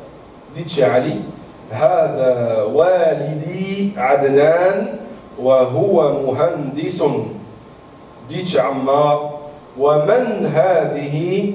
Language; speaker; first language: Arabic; non-native, fluent; Italian